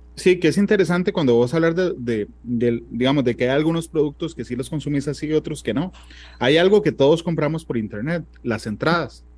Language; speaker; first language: Spanish; native; Spanish